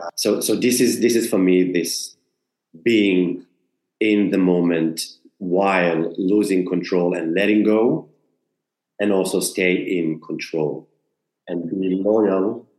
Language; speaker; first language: English; non-native, fluent; Hebrew